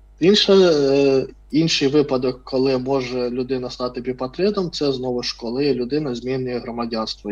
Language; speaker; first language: Ukrainian; non-native, fluent; Russian